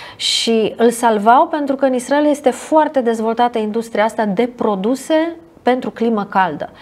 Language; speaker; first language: Romanian; non-native, fluent; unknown